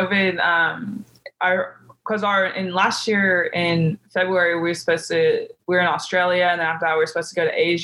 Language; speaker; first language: English; native; English